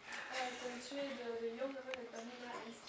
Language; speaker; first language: Dutch; non-native, learner; French